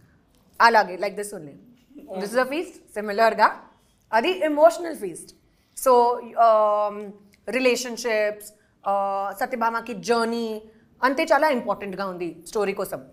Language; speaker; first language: Telugu; non-native, learner; Hindi